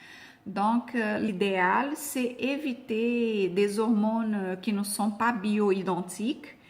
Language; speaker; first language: French; non-native, fluent; Portuguese